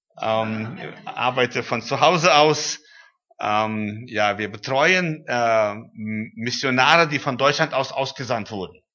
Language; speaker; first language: German; early bilingual, heritage; German